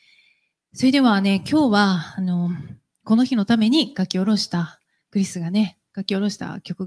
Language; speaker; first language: Japanese; native; Japanese